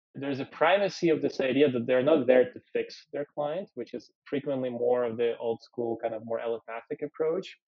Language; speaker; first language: English; early bilingual, other home language; Ukrainian